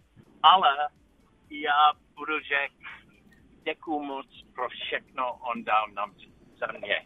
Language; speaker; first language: Czech; non-native, learner; English